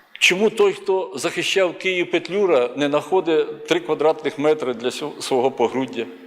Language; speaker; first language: Ukrainian; native; Ukrainian